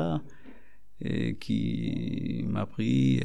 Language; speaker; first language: French; non-native, learner; Arabic